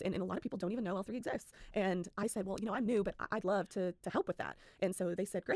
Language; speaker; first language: English; native; English